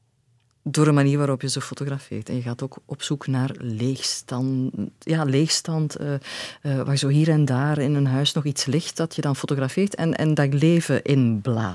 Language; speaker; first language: Dutch; native; Dutch